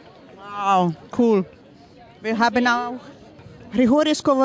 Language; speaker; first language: German; non-native, learner; Ukrainian